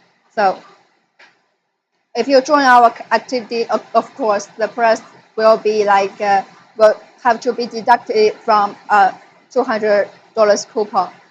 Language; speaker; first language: English; non-native, fluent; Chinese